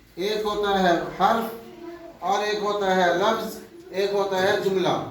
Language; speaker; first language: Hindi; non-native, local second language; Urdu